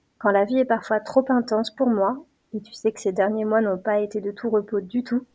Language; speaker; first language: French; native; French